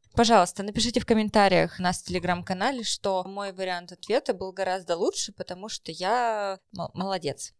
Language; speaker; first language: Russian; native; Russian